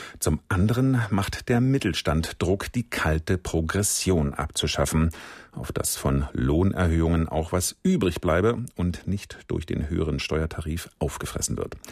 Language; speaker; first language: German; native; German